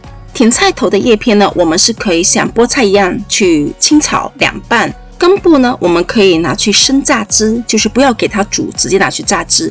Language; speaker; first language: Chinese; native; Chinese